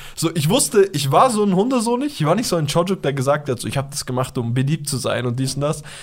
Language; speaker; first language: German; early bilingual, other home language; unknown